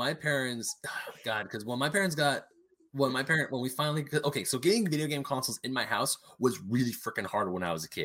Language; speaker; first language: English; native; English